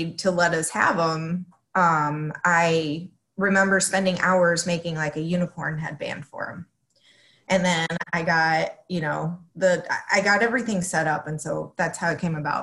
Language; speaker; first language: English; early bilingual, other home language; Spanish